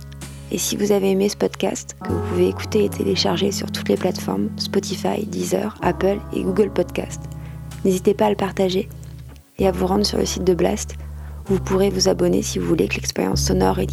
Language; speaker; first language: French; native; French